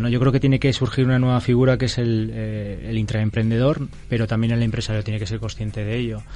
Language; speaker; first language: Spanish; native; Spanish